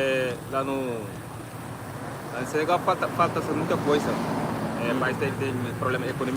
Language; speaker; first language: Portuguese; non-native, learner; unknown